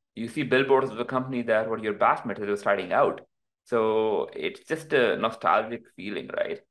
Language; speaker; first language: English; non-native, local second language; Urdu